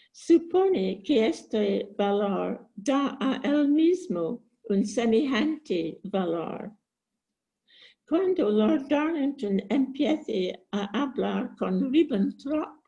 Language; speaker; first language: Spanish; non-native, learner; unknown